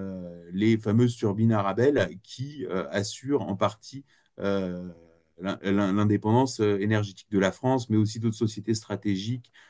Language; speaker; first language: French; native; French